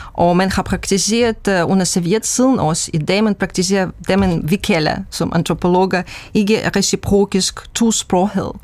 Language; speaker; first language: Danish; non-native, fluent; Russian